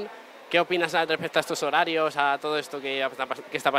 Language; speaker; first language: Spanish; native; Spanish